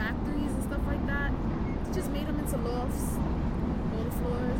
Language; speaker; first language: English; native; English